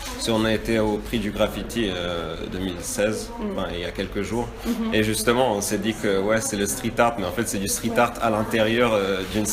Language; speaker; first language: French; native; French